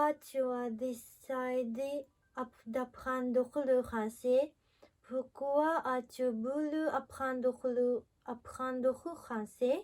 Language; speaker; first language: French; non-native, learner; Japanese